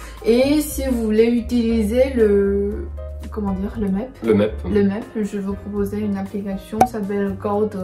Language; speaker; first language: French; non-native, fluent; Chinese